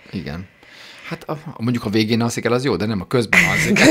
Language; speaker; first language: Hungarian; native; Hungarian